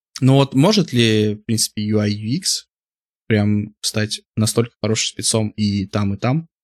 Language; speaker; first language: Russian; native; Russian